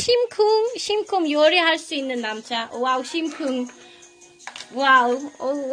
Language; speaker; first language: Korean; non-native, learner; Swedish